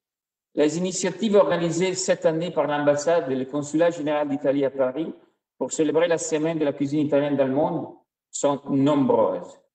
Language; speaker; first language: French; non-native, fluent; Italian